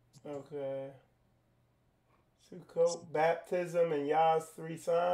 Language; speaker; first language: English; native; English